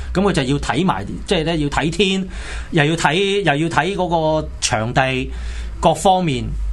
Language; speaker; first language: Cantonese; native; Cantonese